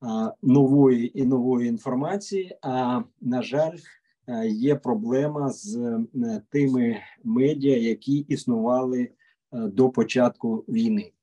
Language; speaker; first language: Ukrainian; native; Ukrainian